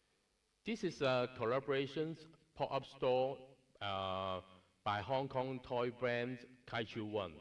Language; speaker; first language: English; non-native, learner; Cantonese